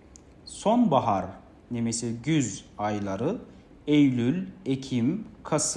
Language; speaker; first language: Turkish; non-native, fluent; Kazakh